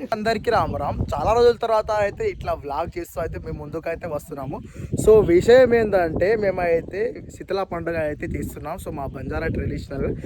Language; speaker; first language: Telugu; non-native, local second language; Lambadi